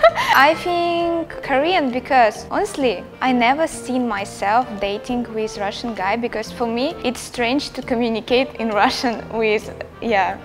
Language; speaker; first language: English; non-native, fluent; Russian